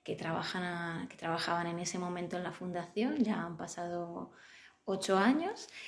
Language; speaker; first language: Spanish; non-native, fluent; Italian